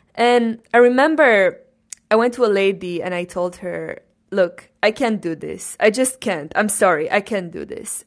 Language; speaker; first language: English; non-native, fluent; Romanian